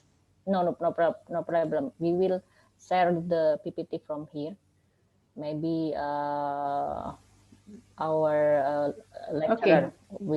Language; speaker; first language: English; non-native, learner; Indonesian